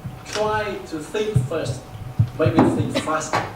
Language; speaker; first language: English; non-native, fluent; Vietnamese